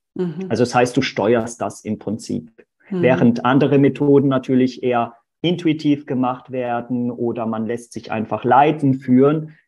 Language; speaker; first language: German; early bilingual, other home language; Portuguese